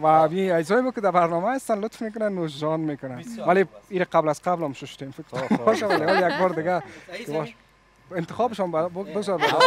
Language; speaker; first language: Persian; native; Persian